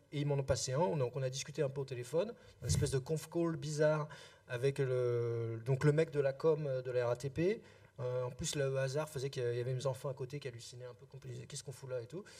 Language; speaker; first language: French; native; French